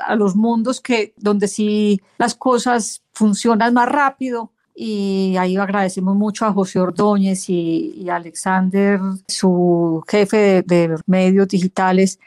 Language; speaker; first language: Spanish; native; Spanish